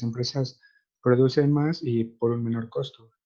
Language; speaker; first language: Spanish; native; Spanish